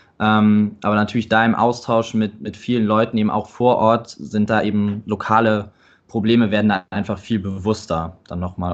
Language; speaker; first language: German; native; German